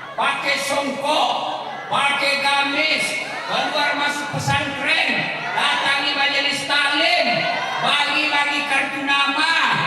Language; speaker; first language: Indonesian; non-native, local second language; Buginese